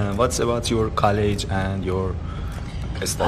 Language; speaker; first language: English; non-native, learner; Persian